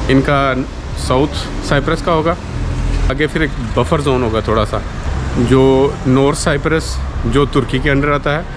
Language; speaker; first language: Hindi; native; Hindi